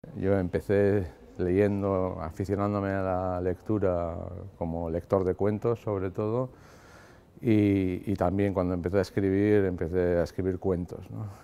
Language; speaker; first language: Spanish; native; Spanish